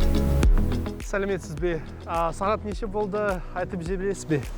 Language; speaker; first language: Kazakh; non-native, learner; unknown